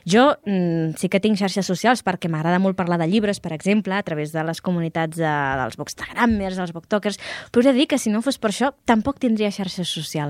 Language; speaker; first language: Catalan; native; Catalan